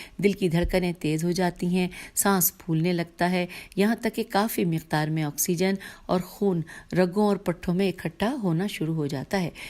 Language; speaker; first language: Urdu; native; Urdu